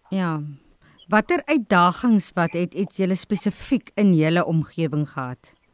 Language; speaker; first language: Afrikaans; native; Afrikaans